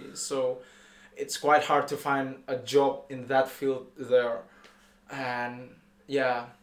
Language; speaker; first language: English; non-native, fluent; Indonesian